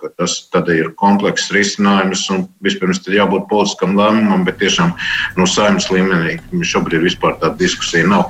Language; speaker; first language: Latvian; non-native, local second language; Russian